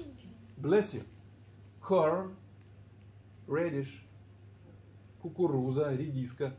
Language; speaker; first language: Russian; non-native, learner; English